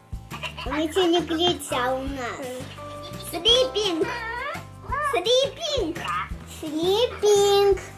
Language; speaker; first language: Russian; early bilingual, heritage; Russian